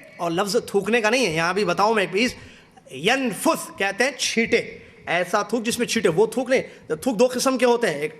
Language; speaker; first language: Urdu; native; Urdu